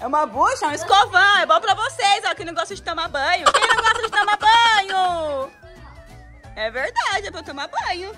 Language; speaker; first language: Portuguese; native; Portuguese